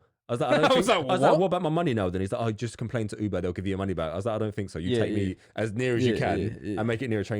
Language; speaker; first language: English; native; English